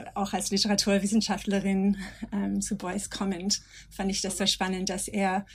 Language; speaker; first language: German; non-native, fluent; English